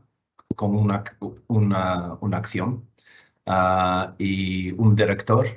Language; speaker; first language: Spanish; non-native, fluent; English